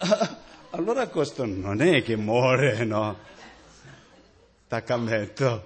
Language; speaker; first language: Italian; non-native, learner; Tibetan